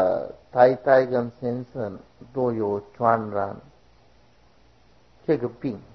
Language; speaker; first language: Chinese; non-native, fluent; Sinhala